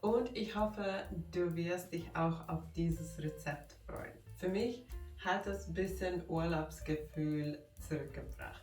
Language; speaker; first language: German; non-native, fluent; Finnish